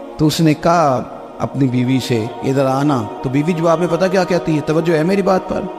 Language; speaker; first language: Urdu; non-native, local second language; Punjabi